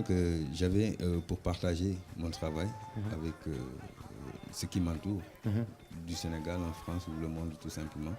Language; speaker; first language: French; non-native, local second language; Wolof